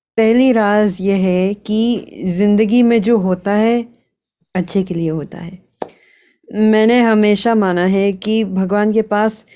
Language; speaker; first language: Hindi; early bilingual, heritage; Gujarati